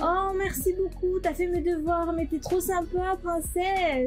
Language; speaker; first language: French; native; French